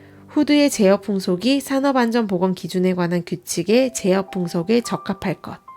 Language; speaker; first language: Korean; native; Korean